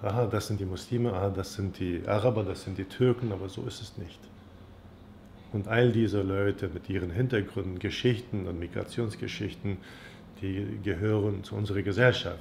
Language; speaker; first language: German; non-native, fluent; Turkish